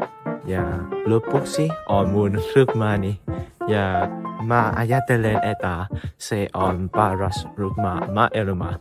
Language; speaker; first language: Finnish; non-native, learner; Vietnamese